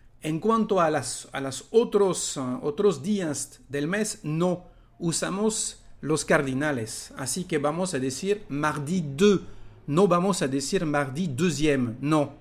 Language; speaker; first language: Spanish; non-native, fluent; French